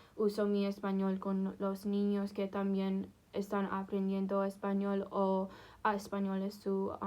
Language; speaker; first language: Spanish; non-native, fluent; English